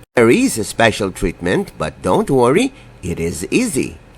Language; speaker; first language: English; non-native, local second language; Filipino